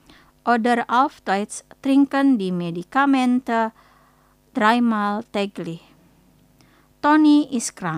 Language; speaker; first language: German; non-native, fluent; Indonesian